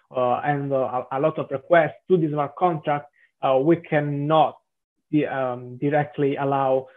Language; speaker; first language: English; non-native, fluent; Italian